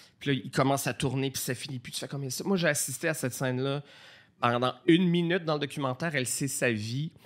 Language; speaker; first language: French; native; French